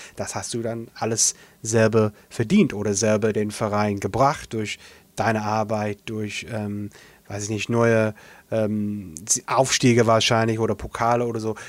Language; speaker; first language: German; non-native, fluent; English